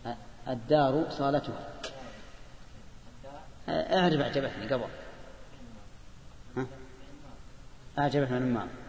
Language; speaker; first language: Arabic; native; Arabic